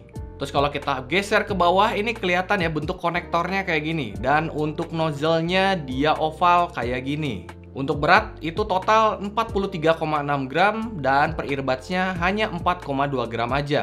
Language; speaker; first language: Indonesian; native; Indonesian